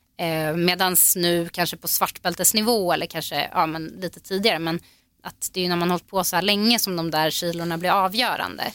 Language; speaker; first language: Swedish; native; Swedish